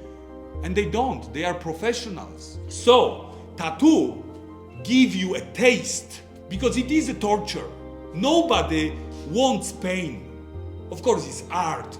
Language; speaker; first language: English; non-native, fluent; Polish